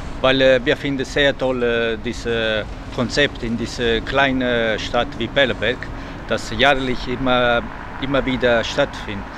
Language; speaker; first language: German; non-native, learner; Italian